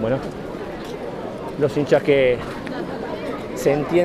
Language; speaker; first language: Spanish; native; Spanish